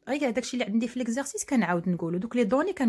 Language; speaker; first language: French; non-native, local second language; Arabic